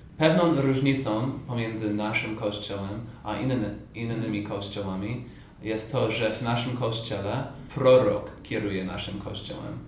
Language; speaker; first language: Polish; non-native, fluent; English